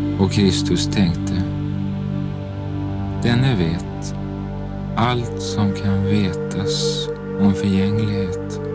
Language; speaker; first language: Swedish; native; Swedish